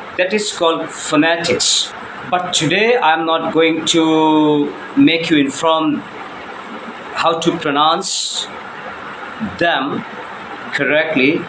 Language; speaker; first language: English; non-native, local second language; Bangla